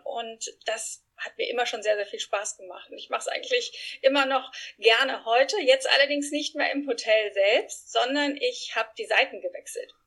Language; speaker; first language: German; non-native, fluent; Spanish